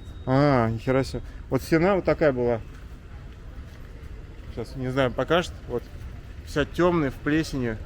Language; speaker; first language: Russian; native; Russian